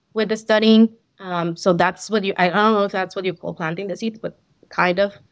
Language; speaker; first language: English; non-native, fluent; Spanish